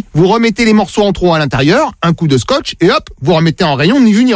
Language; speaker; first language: French; native; French